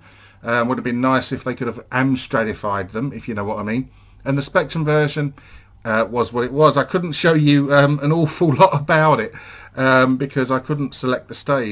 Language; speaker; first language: English; native; English